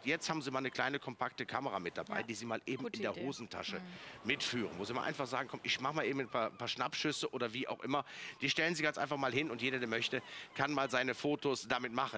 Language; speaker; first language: German; native; German